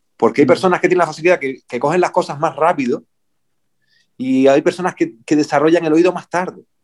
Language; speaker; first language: Spanish; native; Spanish